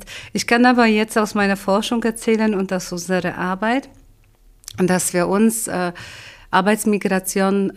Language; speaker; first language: German; non-native, fluent; Polish